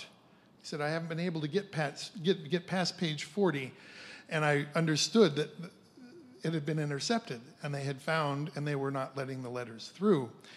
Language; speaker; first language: English; native; English